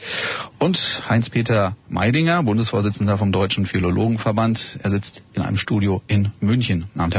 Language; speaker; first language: German; native; German